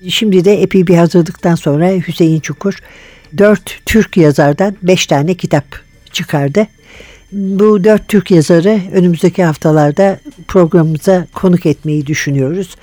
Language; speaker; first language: Turkish; native; Turkish